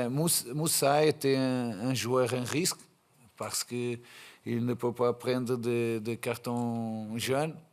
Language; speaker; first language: French; non-native, fluent; Portuguese